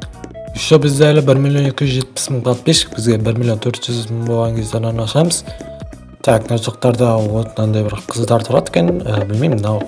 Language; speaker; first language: Kazakh; native; Kazakh